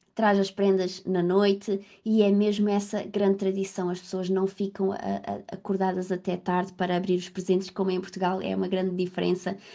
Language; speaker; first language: Portuguese; native; Portuguese